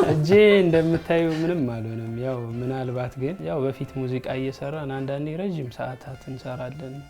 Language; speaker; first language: Amharic; native; Amharic